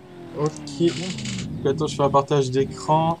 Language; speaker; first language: French; native; French